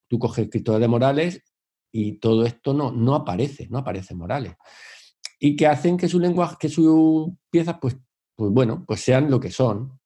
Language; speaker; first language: Spanish; native; Spanish